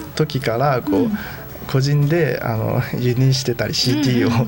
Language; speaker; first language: Japanese; non-native, fluent; Chinese